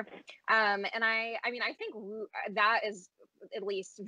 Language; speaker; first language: English; native; English